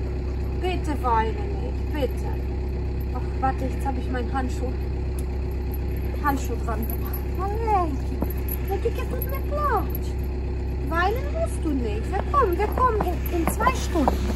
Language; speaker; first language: German; non-native, learner; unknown